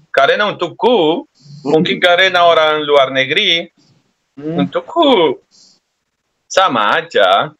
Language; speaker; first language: Indonesian; non-native, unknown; Spanish